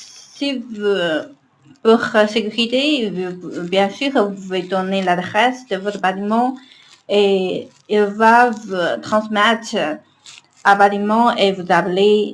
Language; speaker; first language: French; non-native, learner; Chinese